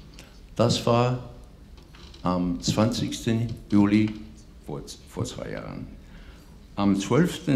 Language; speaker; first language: German; non-native, fluent; English